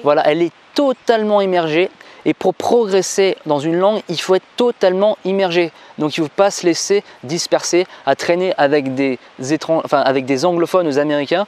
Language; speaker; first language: French; native; French